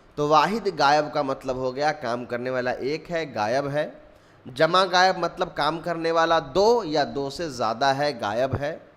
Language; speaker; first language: Urdu; native; Urdu